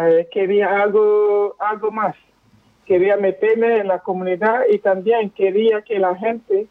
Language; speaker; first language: Spanish; non-native, fluent; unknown